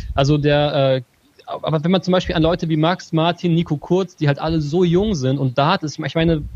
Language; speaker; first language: German; native; German